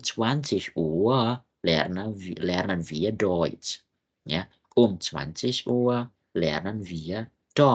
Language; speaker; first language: German; non-native, learner; Indonesian